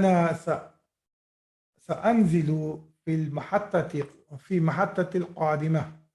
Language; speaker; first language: Arabic; non-native, fluent; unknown